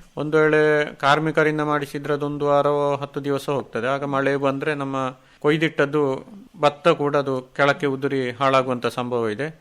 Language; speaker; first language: Kannada; native; Kannada